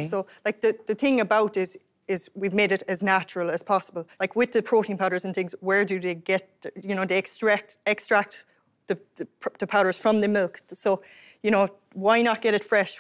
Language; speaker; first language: English; native; English